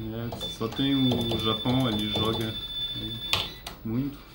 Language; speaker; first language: Portuguese; non-native, learner; French